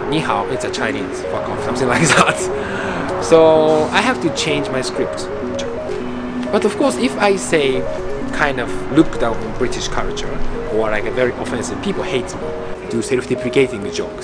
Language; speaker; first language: English; non-native, fluent; Japanese